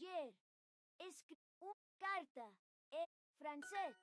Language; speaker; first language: Spanish; non-native, learner; Czech